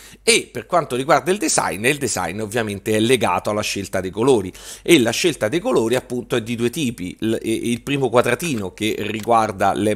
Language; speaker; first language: Italian; native; Italian